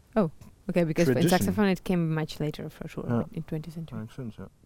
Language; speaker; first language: English; non-native, fluent; Russian